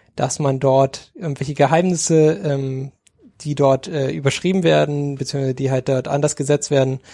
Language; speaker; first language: German; native; German